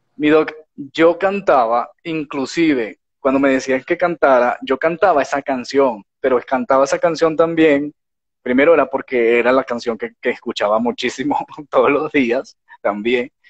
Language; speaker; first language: Spanish; native; Spanish